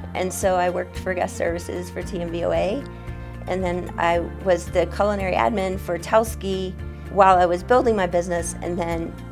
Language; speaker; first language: English; native; English